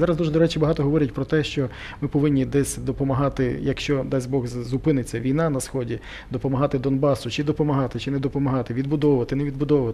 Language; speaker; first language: Ukrainian; native; Ukrainian